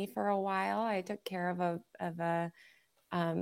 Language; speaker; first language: English; native; English